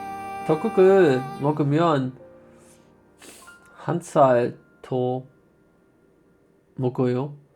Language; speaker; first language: Korean; non-native, learner; German